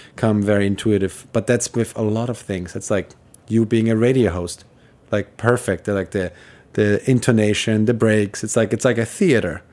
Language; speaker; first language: English; non-native, fluent; German